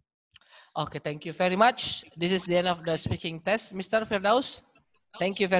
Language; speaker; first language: English; non-native, learner; Indonesian